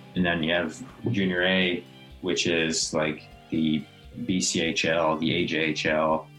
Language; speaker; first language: English; native; English